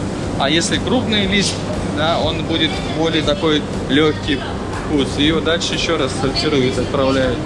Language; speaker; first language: Russian; native; Russian